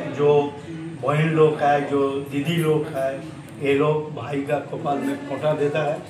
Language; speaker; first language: Hindi; non-native, local second language; Bangla